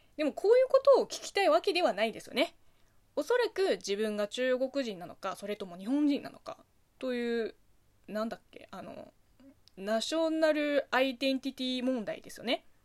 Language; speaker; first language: Japanese; non-native, fluent; Chinese